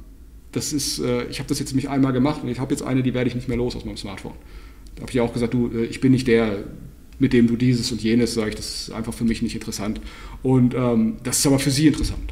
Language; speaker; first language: German; native; German